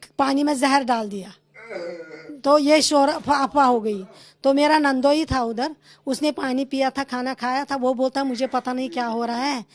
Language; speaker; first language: Hindi; non-native, local second language; Kashmiri